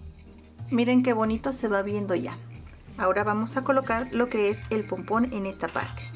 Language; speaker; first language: Spanish; native; Spanish